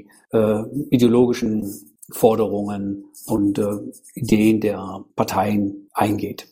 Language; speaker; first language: German; native; German